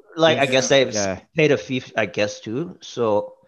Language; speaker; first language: English; early bilingual, other home language; German